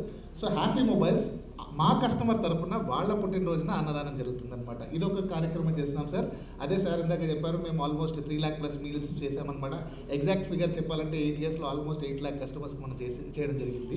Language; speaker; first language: Telugu; native; Telugu